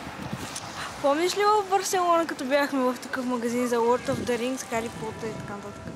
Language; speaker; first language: Bulgarian; native; Bulgarian